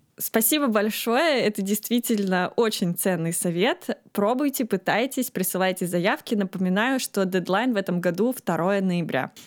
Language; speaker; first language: Russian; native; Russian